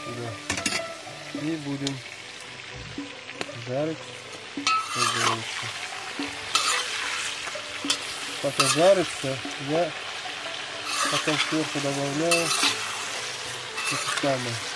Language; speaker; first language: Russian; non-native, learner; Uzbek